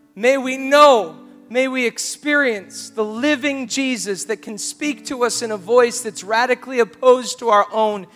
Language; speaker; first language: English; native; English